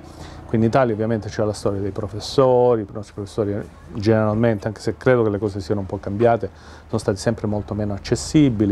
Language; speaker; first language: Italian; native; Italian